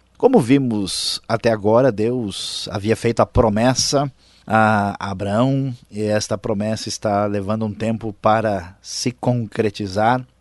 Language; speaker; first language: Portuguese; native; Portuguese